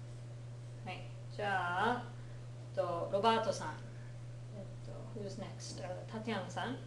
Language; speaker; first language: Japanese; non-native, fluent; English